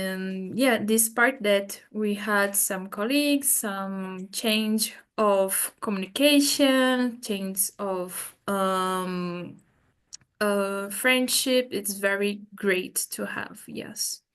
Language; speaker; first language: English; non-native, fluent; Portuguese